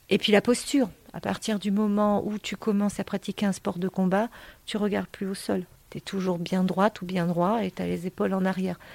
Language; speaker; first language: French; native; French